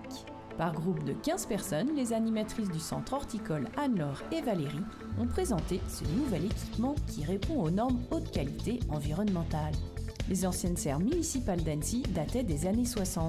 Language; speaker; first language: French; native; French